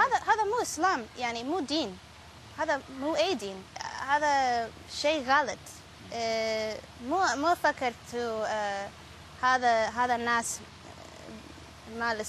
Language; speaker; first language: Arabic; non-native, learner; Spanish